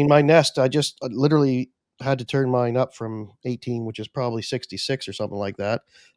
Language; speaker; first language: English; native; English